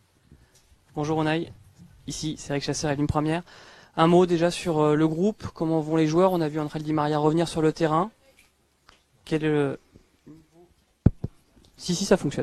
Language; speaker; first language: French; native; French